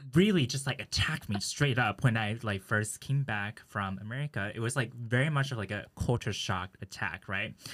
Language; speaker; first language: English; early bilingual, other home language; Chinese